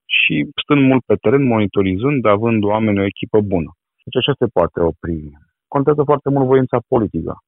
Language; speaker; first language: Romanian; native; Romanian